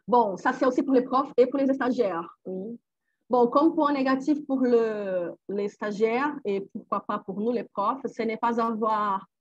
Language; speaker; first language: French; non-native, fluent; Portuguese